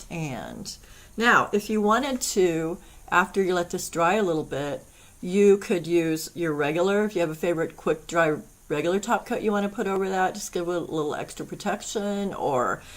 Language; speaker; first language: English; native; English